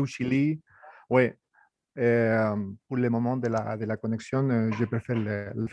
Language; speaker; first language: French; non-native, fluent; Spanish